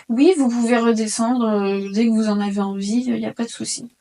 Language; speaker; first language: French; native; French